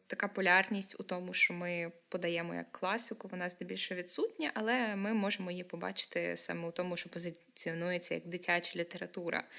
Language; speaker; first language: Ukrainian; native; Ukrainian